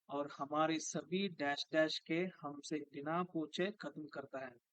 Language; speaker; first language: Hindi; non-native, local second language; Kannada